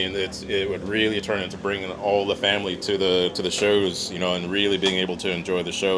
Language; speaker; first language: English; native; English